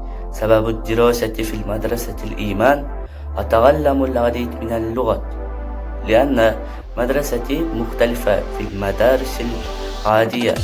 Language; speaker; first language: Arabic; non-native, learner; Kyrgyz